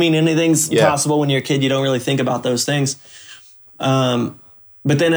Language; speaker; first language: English; native; English